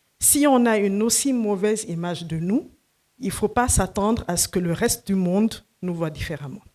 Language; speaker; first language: French; non-native, local second language; Fula